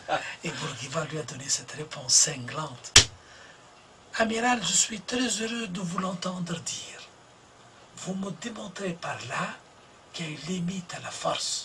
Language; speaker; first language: French; non-native, local second language; Arabic